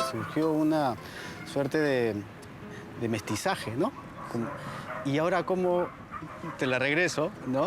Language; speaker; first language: Spanish; native; Spanish